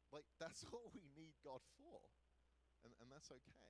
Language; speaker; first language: English; native; English